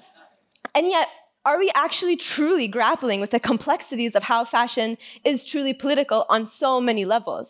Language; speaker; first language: English; native; English